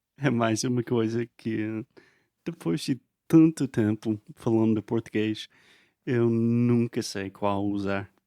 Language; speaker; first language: Portuguese; non-native, fluent; English